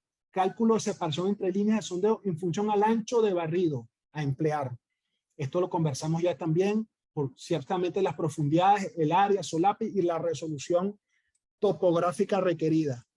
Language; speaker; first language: Spanish; native; Spanish